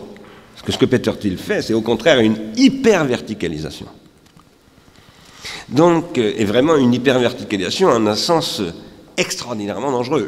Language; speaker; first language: French; native; French